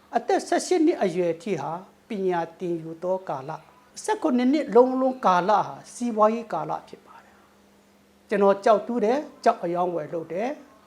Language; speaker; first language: Burmese; non-native, local second language; Thado Chin